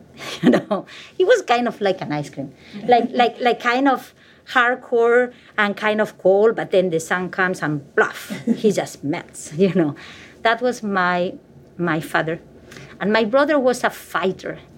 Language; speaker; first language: English; non-native, fluent; Spanish